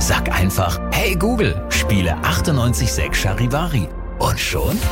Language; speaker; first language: German; native; German